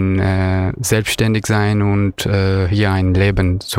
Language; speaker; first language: German; non-native, fluent; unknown